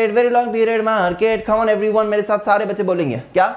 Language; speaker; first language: Hindi; non-native, local second language; Marathi